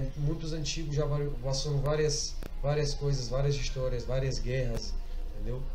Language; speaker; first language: Portuguese; non-native, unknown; Arabic